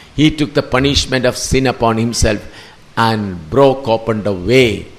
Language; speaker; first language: English; non-native, local second language; Malayalam